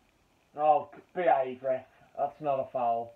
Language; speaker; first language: English; native; English